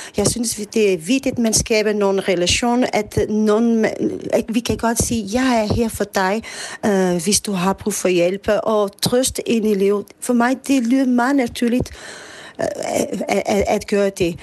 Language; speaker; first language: Danish; non-native, fluent; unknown